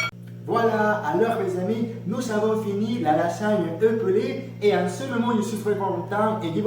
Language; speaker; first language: French; non-native, learner; Spanish